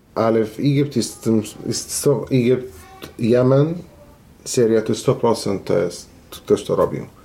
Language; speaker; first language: Polish; non-native, fluent; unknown